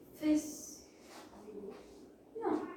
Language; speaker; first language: English; non-native, learner; Turkish